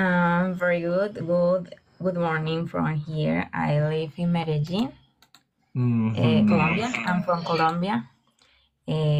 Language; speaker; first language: English; non-native, learner; Spanish